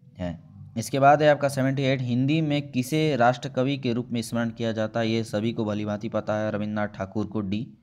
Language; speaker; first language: Hindi; native; Hindi